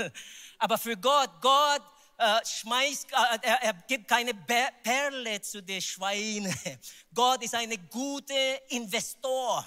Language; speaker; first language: German; non-native, learner; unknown